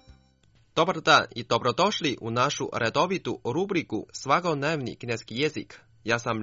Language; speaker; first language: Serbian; non-native, fluent; Chinese